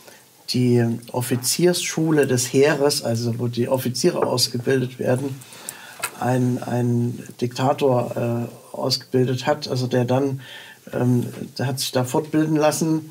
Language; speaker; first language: German; native; German